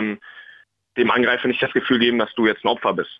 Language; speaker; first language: German; native; German